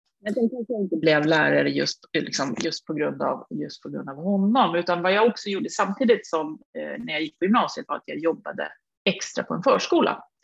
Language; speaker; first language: Swedish; native; Swedish